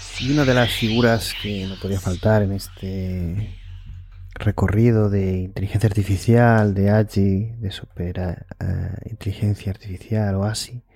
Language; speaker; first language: Spanish; native; Spanish